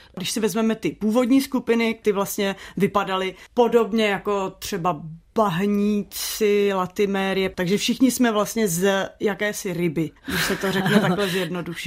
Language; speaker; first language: Czech; native; Czech